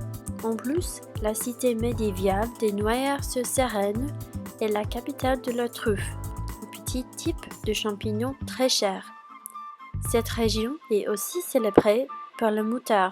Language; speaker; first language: French; non-native, learner; English